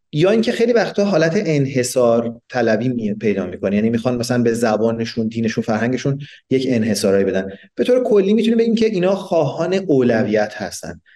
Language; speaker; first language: Persian; native; Persian